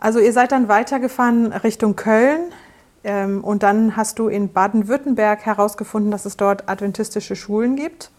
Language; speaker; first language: German; native; German